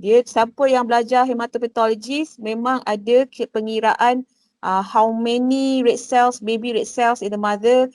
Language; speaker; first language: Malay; native; Malay